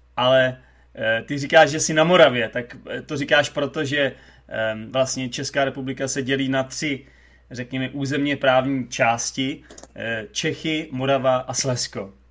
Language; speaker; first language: Czech; native; Czech